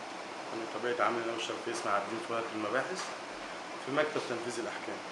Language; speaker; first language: Arabic; native; Arabic